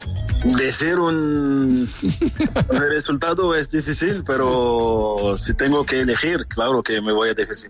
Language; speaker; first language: Spanish; non-native, fluent; French